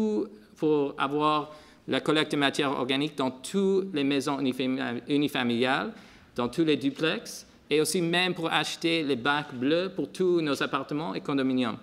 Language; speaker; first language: French; non-native, local second language; English